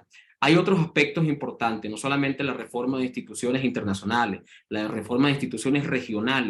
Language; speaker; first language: Spanish; native; Spanish